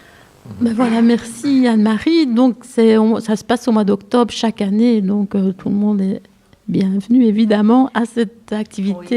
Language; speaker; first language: French; native; French